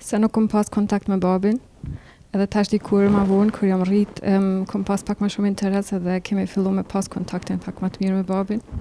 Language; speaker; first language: Albanian; early bilingual, heritage; Albanian